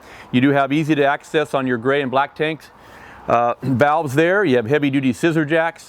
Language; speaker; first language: English; native; English